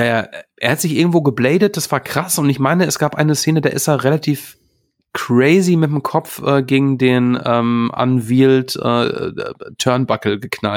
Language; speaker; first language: German; native; German